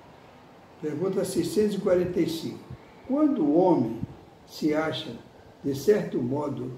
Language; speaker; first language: Portuguese; native; Portuguese